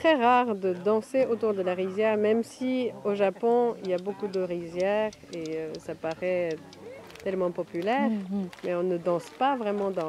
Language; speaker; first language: French; non-native, fluent; Japanese